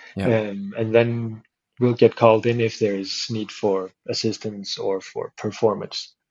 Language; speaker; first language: English; non-native, fluent; Icelandic